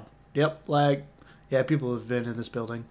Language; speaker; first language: English; native; English